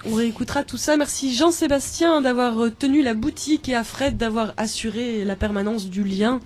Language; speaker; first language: French; native; French